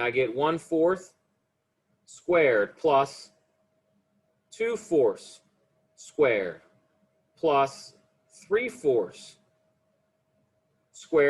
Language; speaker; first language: English; native; English